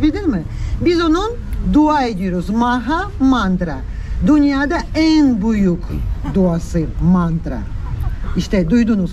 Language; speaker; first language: Turkish; non-native, learner; Russian